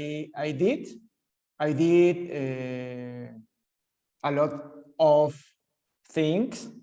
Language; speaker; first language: English; non-native, learner; Spanish